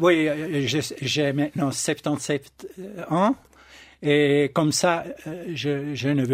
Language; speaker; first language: French; non-native, local second language; German